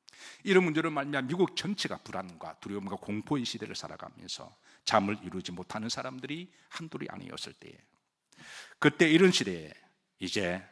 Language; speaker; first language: Korean; native; Korean